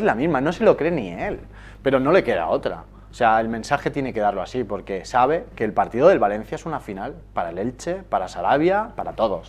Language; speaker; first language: Spanish; native; Spanish